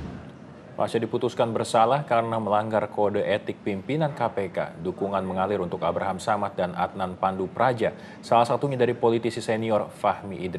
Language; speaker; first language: Indonesian; native; Indonesian